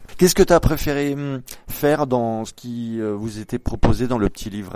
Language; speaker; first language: French; native; French